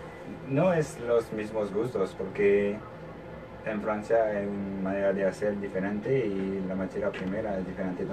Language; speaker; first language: Spanish; non-native, learner; French